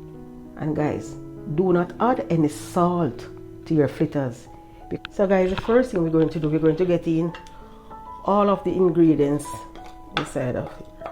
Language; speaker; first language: English; non-native, local second language; Jamaican Creole English